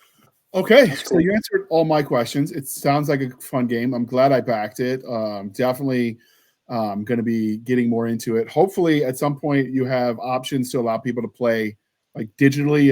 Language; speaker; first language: English; native; English